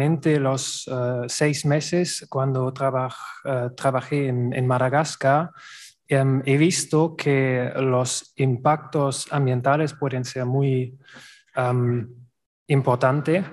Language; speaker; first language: Spanish; non-native, learner; German